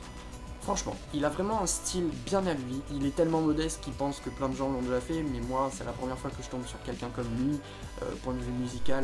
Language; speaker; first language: French; native; French